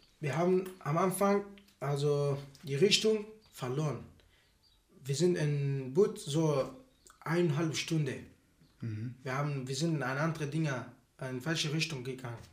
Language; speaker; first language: German; non-native, learner; Arabic